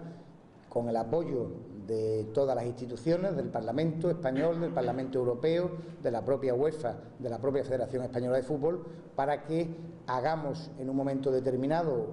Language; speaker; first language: Spanish; native; Spanish